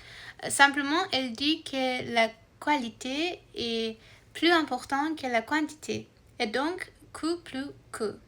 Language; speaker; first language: French; non-native, learner; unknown